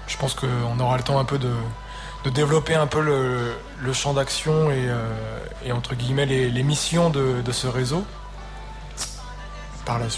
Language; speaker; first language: French; native; French